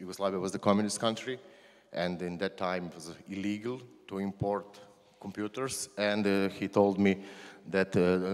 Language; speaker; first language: English; non-native, learner; Croatian